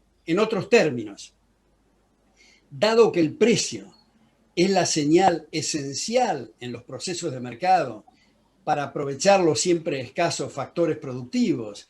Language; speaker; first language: Spanish; native; Spanish